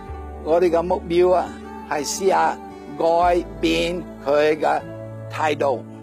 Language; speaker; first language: Cantonese; non-native, fluent; English